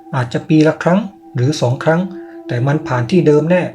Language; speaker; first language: Thai; native; Thai